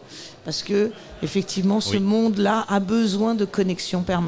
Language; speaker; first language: French; native; French